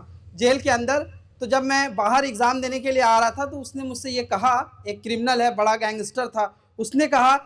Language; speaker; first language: Hindi; native; Hindi